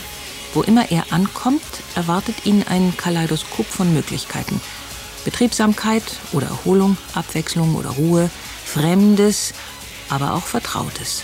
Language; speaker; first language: German; native; German